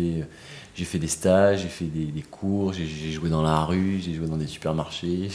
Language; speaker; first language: French; native; French